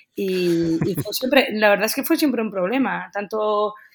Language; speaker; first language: Spanish; native; Spanish